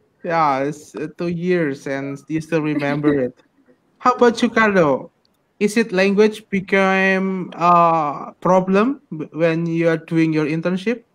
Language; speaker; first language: English; non-native, fluent; Indonesian